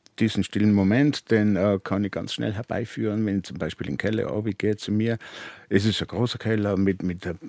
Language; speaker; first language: German; native; German